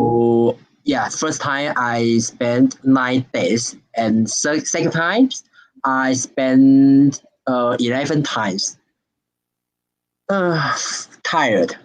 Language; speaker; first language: English; non-native, learner; Chinese